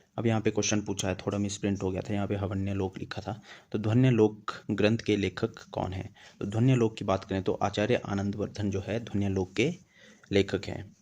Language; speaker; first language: Hindi; native; Hindi